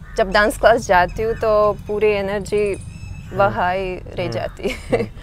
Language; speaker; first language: Hindi; non-native, fluent; Russian